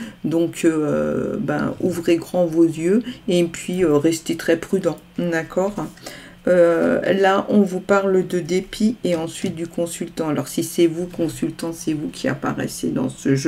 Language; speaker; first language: French; native; French